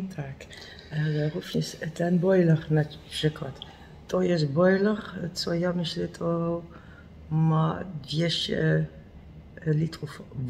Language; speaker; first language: Polish; non-native, learner; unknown